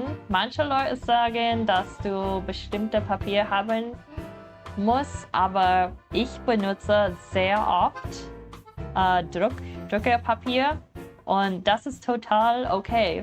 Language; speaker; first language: German; non-native, learner; English